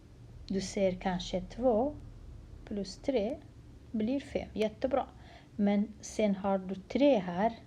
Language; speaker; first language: Swedish; non-native, fluent; Central Kurdish